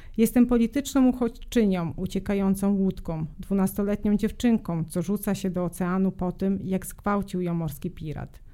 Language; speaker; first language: Polish; non-native, fluent; Serbian